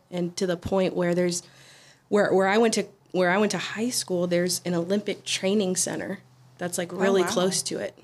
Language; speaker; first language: English; native; English